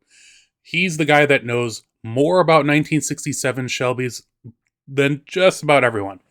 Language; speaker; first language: English; native; English